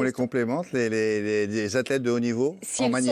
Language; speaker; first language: French; native; French